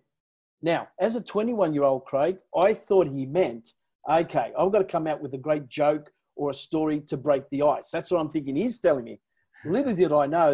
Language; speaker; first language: English; non-native, local second language; Italian